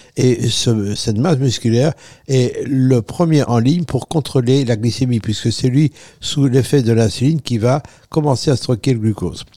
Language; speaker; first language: French; non-native, fluent; Italian